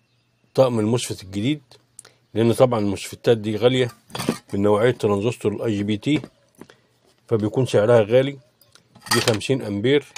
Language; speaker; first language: Arabic; native; Arabic